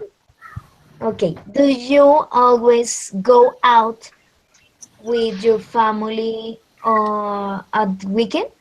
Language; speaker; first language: English; non-native, learner; Spanish